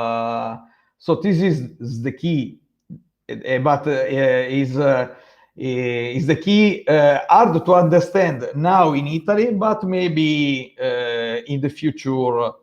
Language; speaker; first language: English; non-native, fluent; Italian